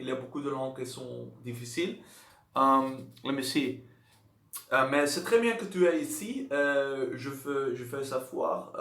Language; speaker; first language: French; non-native, learner; Dutch